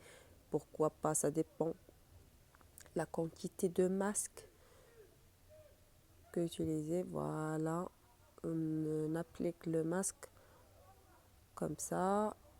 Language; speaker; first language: French; non-native, learner; Arabic